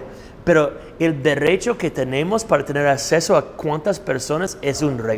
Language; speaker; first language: Spanish; non-native, fluent; English